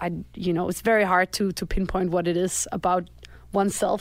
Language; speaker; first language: English; non-native, fluent; Danish